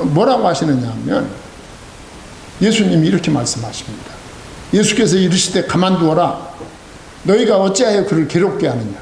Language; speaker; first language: Korean; native; Korean